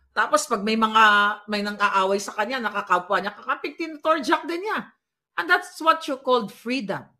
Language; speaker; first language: Filipino; non-native, local second language; Hiligaynon